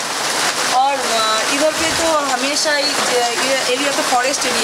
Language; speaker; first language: Hindi; non-native, local second language; Bangla